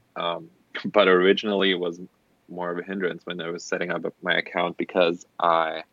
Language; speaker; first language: English; non-native, fluent; German